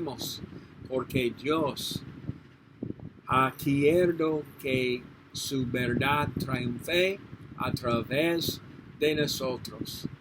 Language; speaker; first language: Spanish; non-native, learner; English